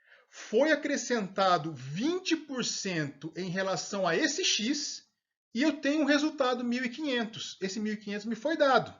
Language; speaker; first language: Portuguese; native; Portuguese